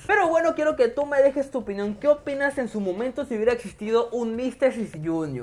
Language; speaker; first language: Spanish; native; Spanish